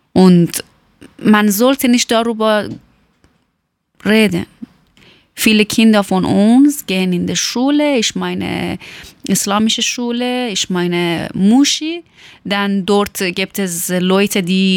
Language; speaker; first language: German; non-native, learner; Persian